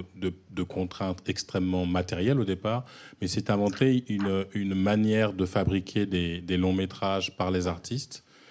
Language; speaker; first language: French; native; French